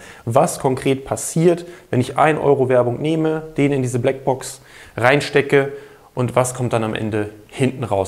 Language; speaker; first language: German; native; German